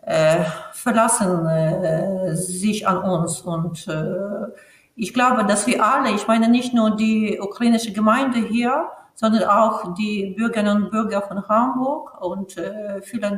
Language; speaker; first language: German; non-native, fluent; Ukrainian